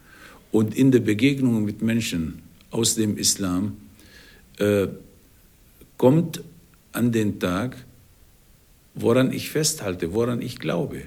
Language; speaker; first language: German; non-native, fluent; Arabic